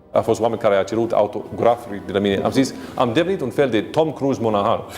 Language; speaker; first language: Romanian; non-native, fluent; English